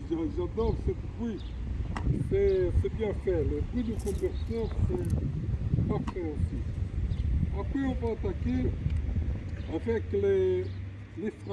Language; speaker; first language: French; non-native, fluent; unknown